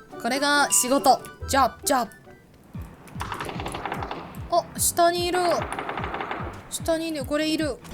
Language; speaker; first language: Japanese; non-native, learner; Korean